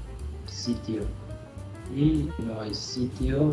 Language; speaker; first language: Spanish; non-native, learner; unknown